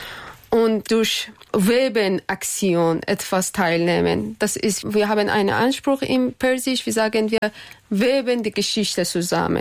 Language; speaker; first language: German; non-native, learner; Persian